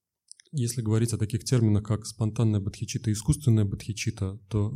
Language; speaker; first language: Russian; native; Russian